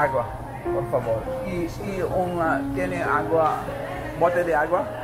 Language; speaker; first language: Spanish; non-native, learner; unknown